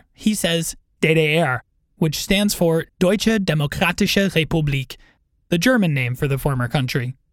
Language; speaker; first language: English; native; English